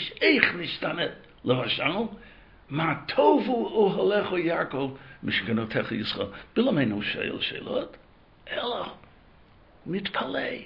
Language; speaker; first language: Hebrew; non-native, fluent; English